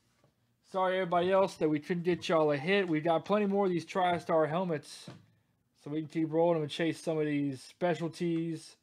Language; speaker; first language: English; native; English